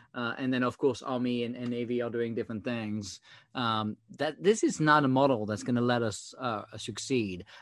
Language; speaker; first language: English; non-native, fluent; French